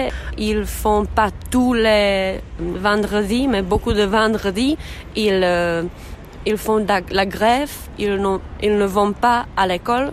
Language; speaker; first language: French; non-native, fluent; Czech